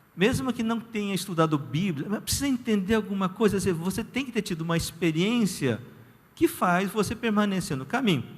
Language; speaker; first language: Portuguese; early bilingual, other home language; Korean